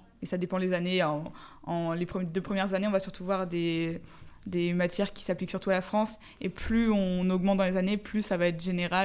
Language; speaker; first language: French; native; French